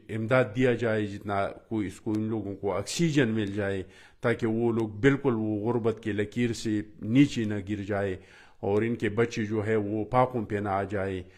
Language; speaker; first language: Urdu; non-native, local second language; Pashto